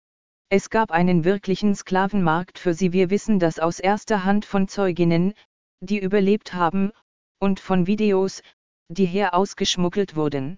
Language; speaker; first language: German; native; German